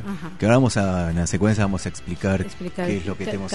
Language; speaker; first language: Portuguese; non-native, fluent; Spanish